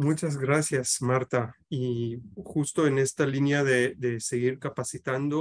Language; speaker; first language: Spanish; native; Spanish